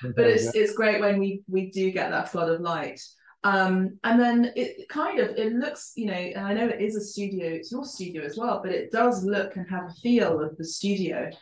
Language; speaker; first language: English; early bilingual, other home language; Spanish